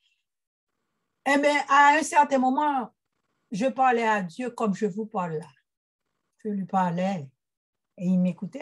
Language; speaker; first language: French; non-native, local second language; Haitian Creole